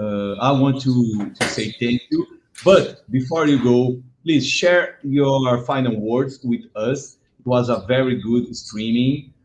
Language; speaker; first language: English; non-native, learner; Portuguese